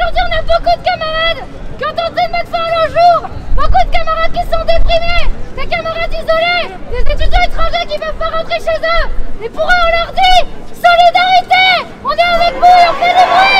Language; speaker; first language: French; native; French